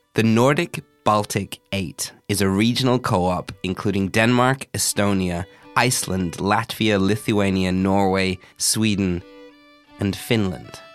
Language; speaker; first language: English; native; English